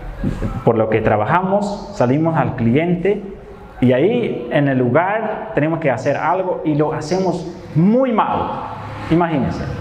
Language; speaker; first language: Spanish; non-native, fluent; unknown